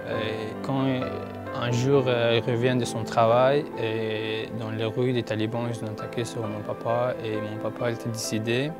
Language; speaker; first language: French; non-native, learner; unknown